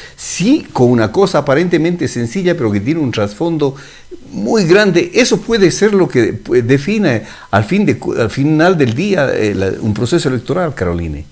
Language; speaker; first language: Spanish; native; Spanish